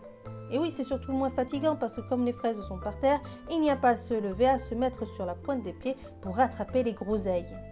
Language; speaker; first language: French; native; French